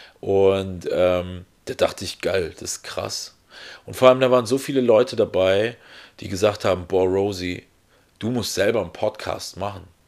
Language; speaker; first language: German; early bilingual, other home language; Russian